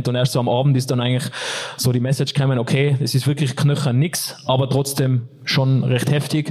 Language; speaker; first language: German; native; German